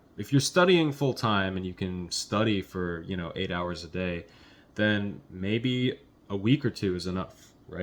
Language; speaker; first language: English; native; English